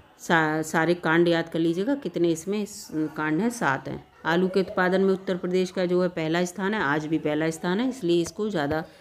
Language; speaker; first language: Hindi; native; Hindi